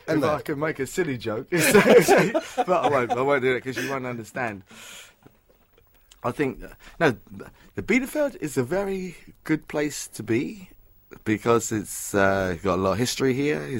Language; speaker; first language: English; native; English